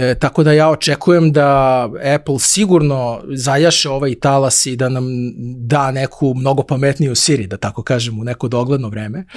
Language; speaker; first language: Serbian; native; Serbian